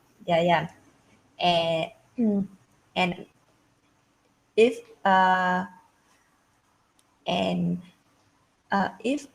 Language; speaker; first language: English; non-native, learner; Vietnamese